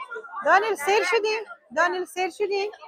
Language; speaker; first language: Persian; native; Persian